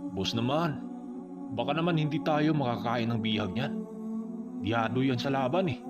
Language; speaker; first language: Filipino; non-native, local second language; Cebuano